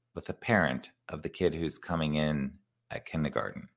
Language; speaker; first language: English; native; English